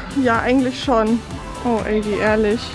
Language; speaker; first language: German; native; German